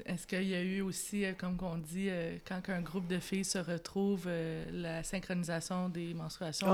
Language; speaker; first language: French; native; French